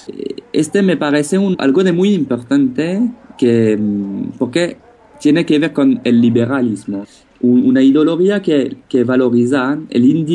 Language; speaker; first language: Spanish; non-native, fluent; French